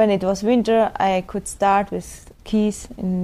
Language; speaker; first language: English; non-native, fluent; German